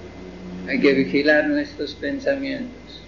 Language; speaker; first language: Spanish; non-native, fluent; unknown